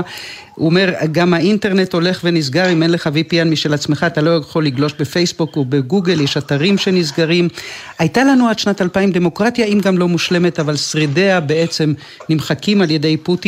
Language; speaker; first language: Hebrew; native; Hebrew